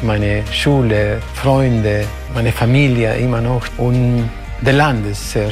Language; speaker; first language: German; non-native, learner; Spanish